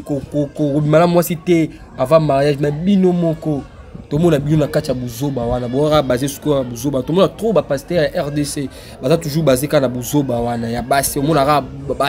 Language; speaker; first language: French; non-native, local second language; Lingala